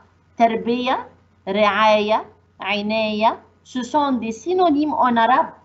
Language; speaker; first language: French; non-native, fluent; Arabic